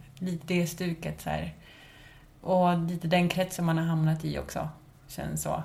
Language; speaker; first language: Swedish; early bilingual, other home language; Spanish